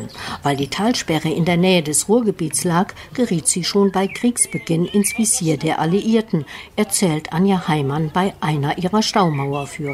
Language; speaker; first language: German; native; German